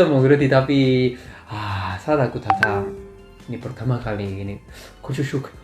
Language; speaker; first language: Indonesian; non-native, learner; Korean